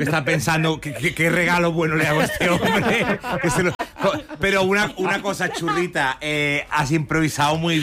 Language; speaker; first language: Spanish; native; Spanish